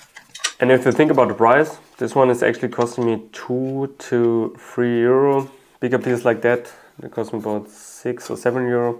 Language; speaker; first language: English; non-native, fluent; German